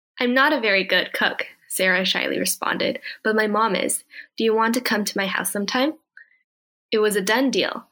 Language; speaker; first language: English; early bilingual, other home language; Korean